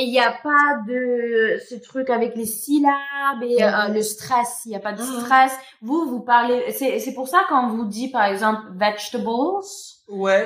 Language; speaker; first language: French; non-native, fluent; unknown